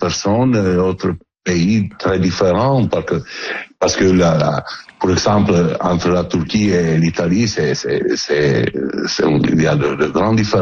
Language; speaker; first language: French; non-native, learner; Italian